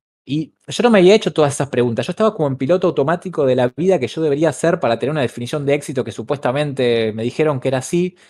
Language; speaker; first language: Spanish; native; Spanish